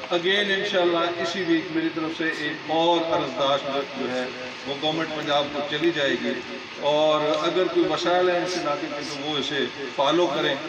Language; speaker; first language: Urdu; non-native, local second language; Punjabi